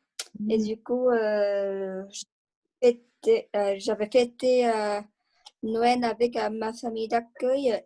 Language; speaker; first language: French; non-native, learner; Vietnamese